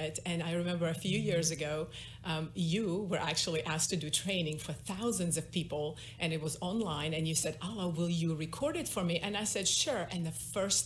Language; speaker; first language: English; non-native, fluent; Russian